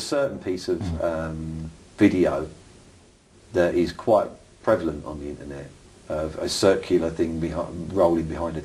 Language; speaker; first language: English; native; English